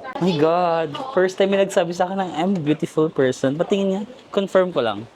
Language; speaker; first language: Filipino; non-native, local second language; Cebuano